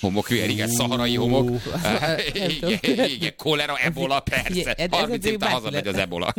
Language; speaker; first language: Hungarian; native; Hungarian